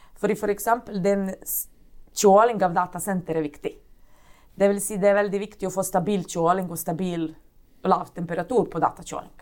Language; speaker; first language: Norwegian; non-native, fluent; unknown